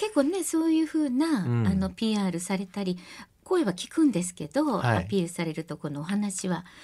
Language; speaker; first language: Japanese; native; Japanese